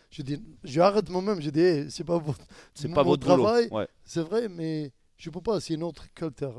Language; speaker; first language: French; non-native, learner; Arabic